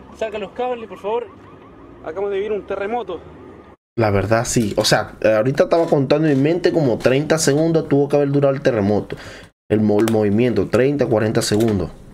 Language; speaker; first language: Spanish; native; Spanish